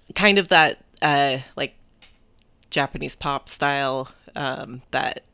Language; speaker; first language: English; early bilingual, other home language; Japanese